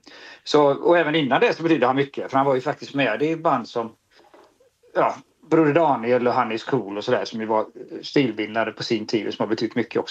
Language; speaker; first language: Swedish; native; Swedish